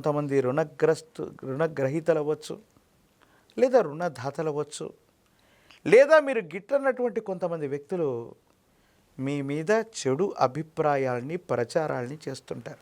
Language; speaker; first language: Telugu; native; Telugu